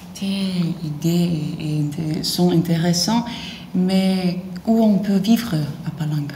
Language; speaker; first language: French; non-native, learner; Lithuanian